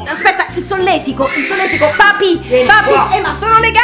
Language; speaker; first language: Italian; native; Italian